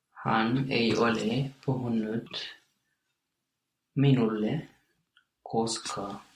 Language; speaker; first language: Finnish; non-native, learner; English